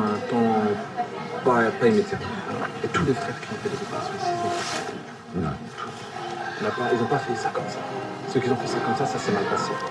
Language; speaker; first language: French; native; French